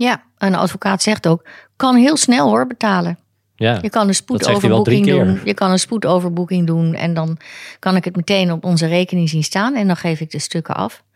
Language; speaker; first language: Dutch; native; Dutch